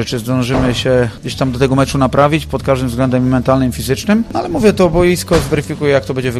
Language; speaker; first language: Polish; native; Polish